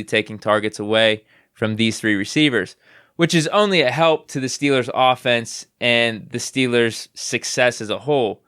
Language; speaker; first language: English; native; English